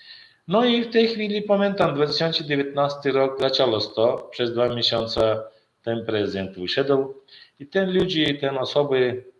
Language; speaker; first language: Polish; non-native, learner; Turkmen